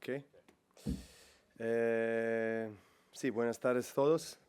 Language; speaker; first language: Spanish; non-native, learner; Serbian